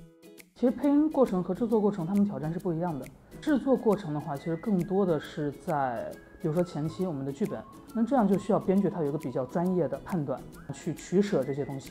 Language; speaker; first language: Chinese; native; Chinese